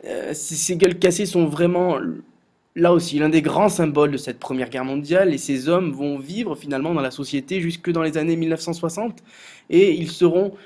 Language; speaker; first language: French; native; French